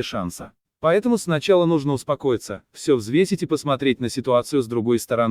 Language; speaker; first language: Russian; native; Russian